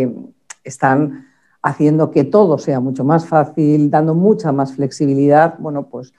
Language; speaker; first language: Spanish; native; Spanish